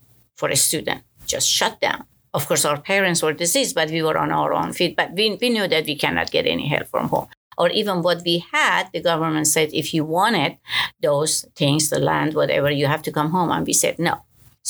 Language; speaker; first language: English; non-native, fluent; Persian